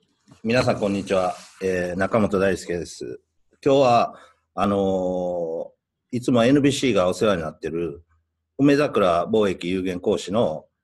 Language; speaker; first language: Japanese; native; Japanese